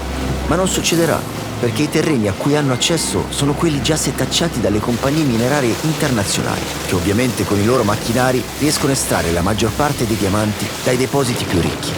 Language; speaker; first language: Italian; native; Italian